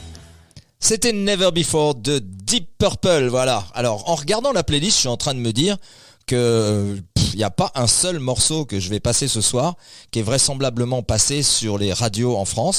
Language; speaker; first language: French; native; French